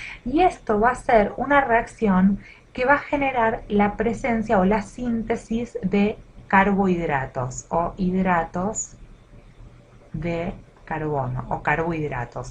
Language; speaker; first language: Spanish; native; Spanish